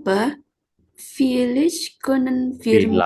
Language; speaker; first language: German; non-native, learner; Indonesian